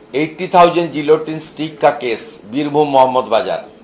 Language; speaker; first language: Hindi; non-native, local second language; Bangla